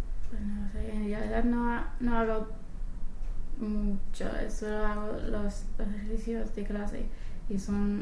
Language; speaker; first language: Spanish; non-native, fluent; English